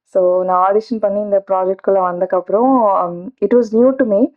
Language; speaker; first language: Tamil; non-native, learner; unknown